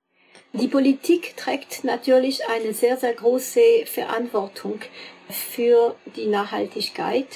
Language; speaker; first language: German; non-native, fluent; French